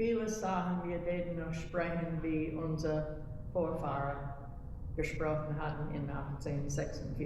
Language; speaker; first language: German; early bilingual, heritage; German